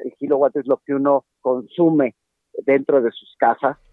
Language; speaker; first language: Spanish; native; Spanish